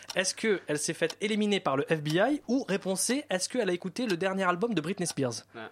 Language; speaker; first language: French; native; French